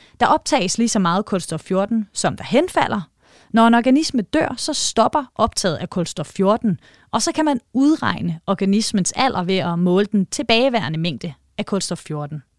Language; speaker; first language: Danish; native; Danish